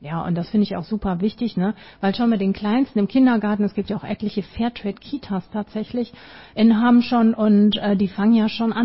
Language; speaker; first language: German; native; German